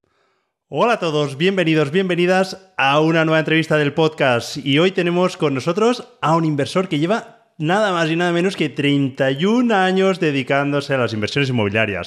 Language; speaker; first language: Spanish; native; Spanish